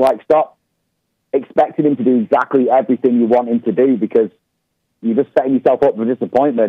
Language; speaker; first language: English; native; English